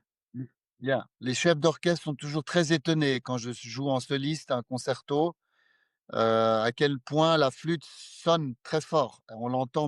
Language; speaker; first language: French; non-native, fluent; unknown